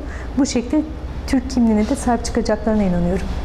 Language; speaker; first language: Turkish; native; Turkish